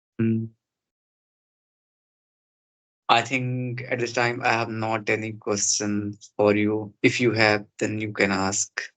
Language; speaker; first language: English; non-native, learner; Hindi